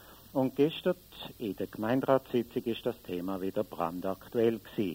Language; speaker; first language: German; native; German